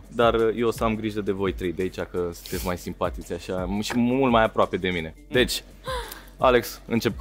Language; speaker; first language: Romanian; native; Romanian